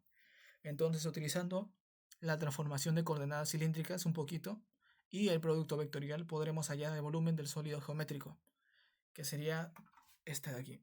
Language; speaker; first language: Spanish; native; Spanish